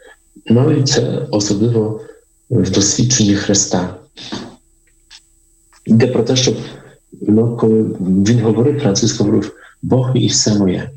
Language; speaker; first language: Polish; non-native, learner; Ukrainian